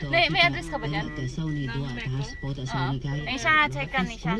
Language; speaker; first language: Chinese; non-native, learner; Filipino